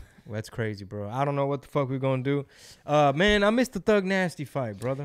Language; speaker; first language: English; native; English